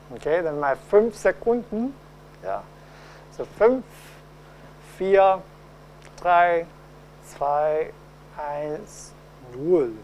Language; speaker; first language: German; non-native, fluent; Cantonese